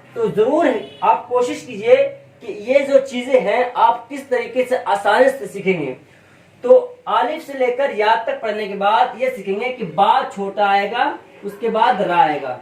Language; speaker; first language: Hindi; native; Hindi